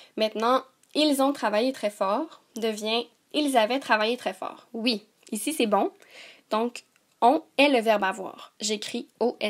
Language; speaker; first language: French; native; French